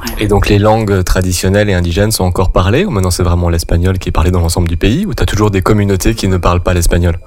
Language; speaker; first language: French; native; French